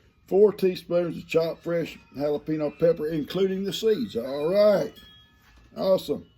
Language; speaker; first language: English; native; English